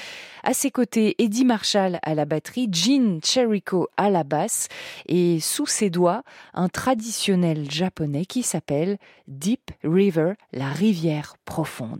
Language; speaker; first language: French; native; French